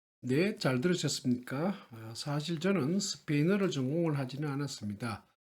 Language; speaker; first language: Korean; native; Korean